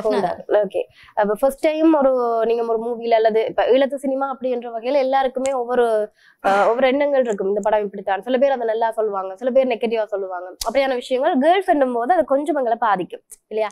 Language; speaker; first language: Tamil; native; Tamil